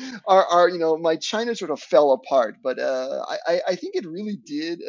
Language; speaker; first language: English; native; English